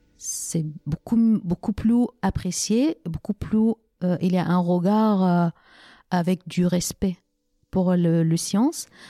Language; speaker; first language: French; non-native, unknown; Arabic